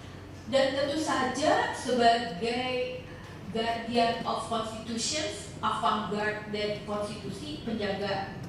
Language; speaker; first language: Indonesian; native; Indonesian